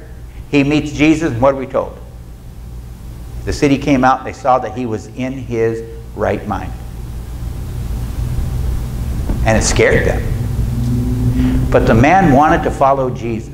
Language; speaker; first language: English; native; English